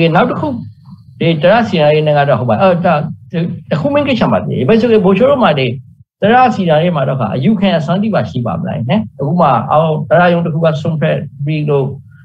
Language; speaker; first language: Burmese; native; Burmese